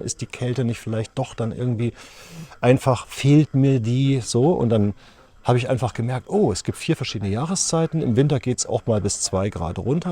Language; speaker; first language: German; native; German